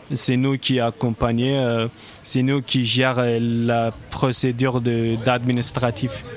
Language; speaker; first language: French; non-native, learner; Turkish